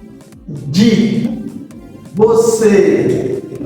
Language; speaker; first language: Portuguese; non-native, fluent; Haitian Creole